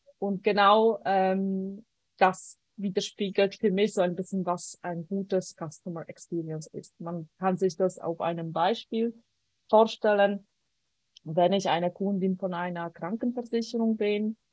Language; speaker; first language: German; non-native, fluent; Polish